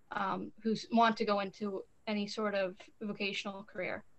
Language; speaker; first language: English; native; English